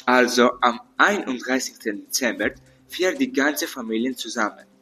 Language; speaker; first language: German; non-native, learner; Greek